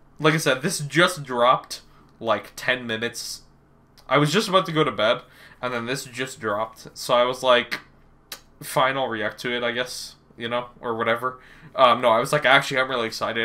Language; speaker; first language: English; native; English